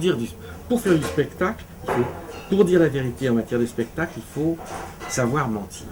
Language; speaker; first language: French; native; French